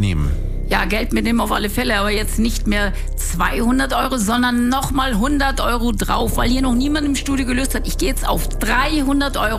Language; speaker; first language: German; native; German